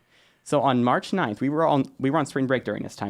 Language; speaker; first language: English; native; English